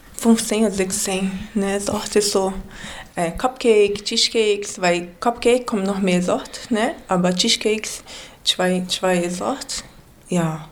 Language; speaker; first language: German; non-native, learner; Portuguese